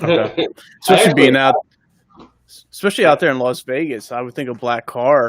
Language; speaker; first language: English; native; English